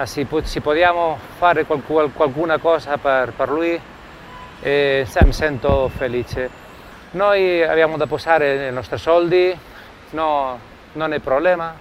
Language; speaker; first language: Italian; non-native, learner; Spanish